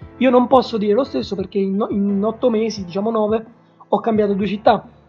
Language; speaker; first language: Italian; native; Italian